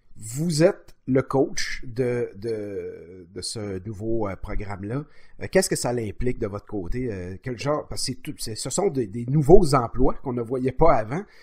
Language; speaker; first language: French; native; French